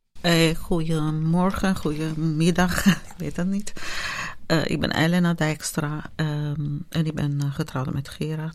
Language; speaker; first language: Dutch; non-native, fluent; Italian